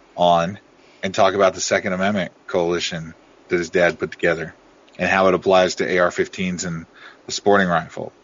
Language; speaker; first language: English; native; English